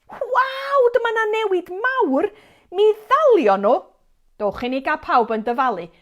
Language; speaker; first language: Welsh; native; Welsh